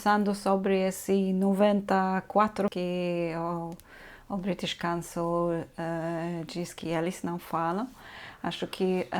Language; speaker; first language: Portuguese; non-native, fluent; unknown